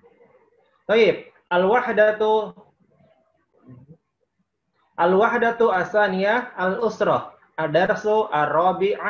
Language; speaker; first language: Arabic; non-native, fluent; Indonesian